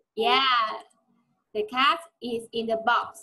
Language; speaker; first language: English; non-native, fluent; Vietnamese